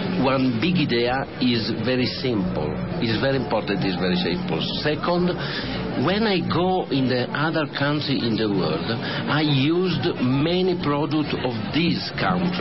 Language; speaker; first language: English; non-native, learner; Italian